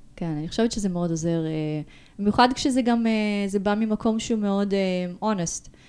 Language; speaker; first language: Hebrew; early bilingual, other home language; Russian